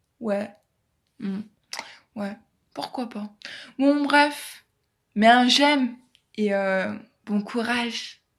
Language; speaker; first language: French; native; French